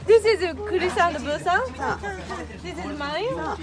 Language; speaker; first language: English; non-native, fluent; Japanese